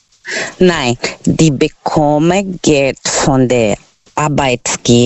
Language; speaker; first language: German; non-native, learner; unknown